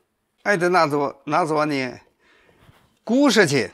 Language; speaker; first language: Russian; non-native, learner; Chinese